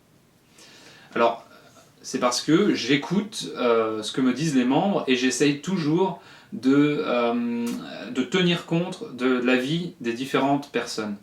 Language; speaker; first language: French; native; French